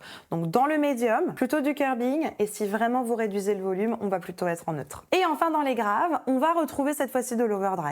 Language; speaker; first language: French; native; French